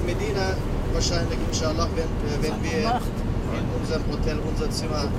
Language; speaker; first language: German; non-native, learner; Turkish